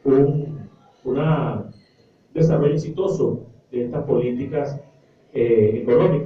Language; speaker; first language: Spanish; native; Spanish